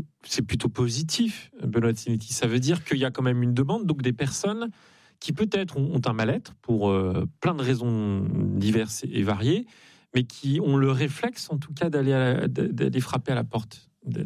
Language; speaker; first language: French; native; French